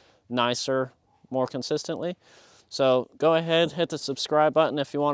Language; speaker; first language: English; native; English